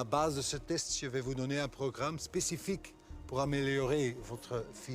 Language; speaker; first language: French; non-native, local second language; Dutch